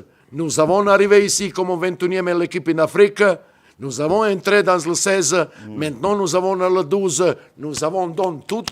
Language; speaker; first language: French; non-native, fluent; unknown